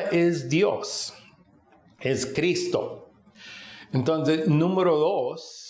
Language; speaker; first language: Spanish; non-native, fluent; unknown